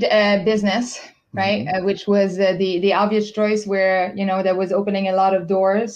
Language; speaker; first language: English; non-native, fluent; French